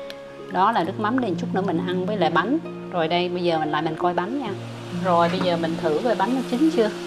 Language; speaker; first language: Vietnamese; native; Vietnamese